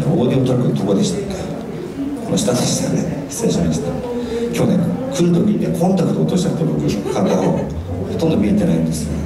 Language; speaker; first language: Japanese; native; Japanese